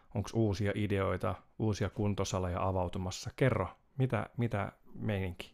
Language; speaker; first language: Finnish; native; Finnish